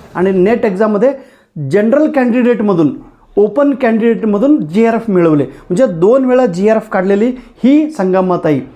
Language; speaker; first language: Marathi; non-native, local second language; Kannada